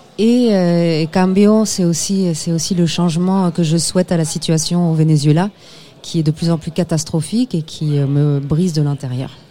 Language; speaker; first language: French; early bilingual, other home language; Spanish